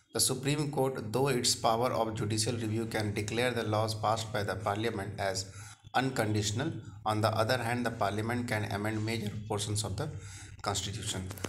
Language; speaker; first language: Hindi; native; Hindi